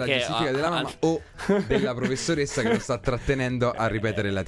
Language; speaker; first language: Italian; native; Italian